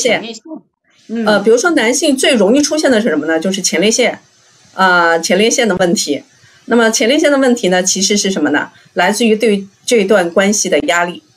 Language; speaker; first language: Chinese; native; Chinese